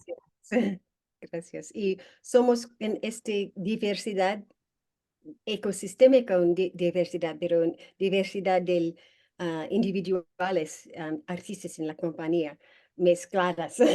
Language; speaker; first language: Spanish; non-native, learner; English